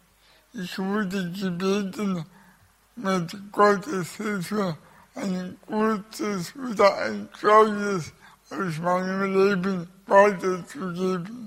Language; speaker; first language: German; early bilingual, other home language; Russian